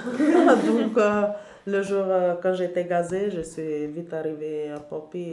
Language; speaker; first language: French; non-native, learner; Albanian